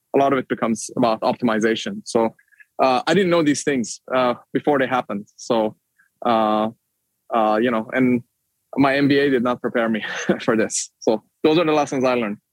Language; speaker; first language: English; non-native, fluent; Swedish